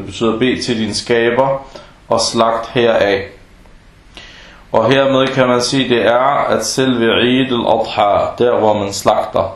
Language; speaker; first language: Danish; early bilingual, other home language; Arabic